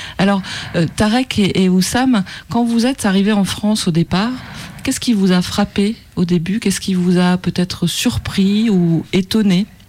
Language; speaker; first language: French; native; French